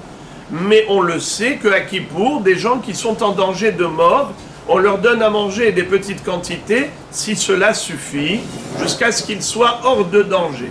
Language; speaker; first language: French; native; French